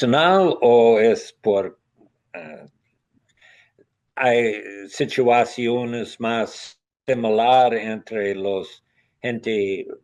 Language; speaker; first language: Spanish; non-native, learner; English